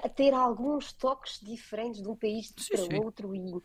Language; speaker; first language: Portuguese; early bilingual, heritage; French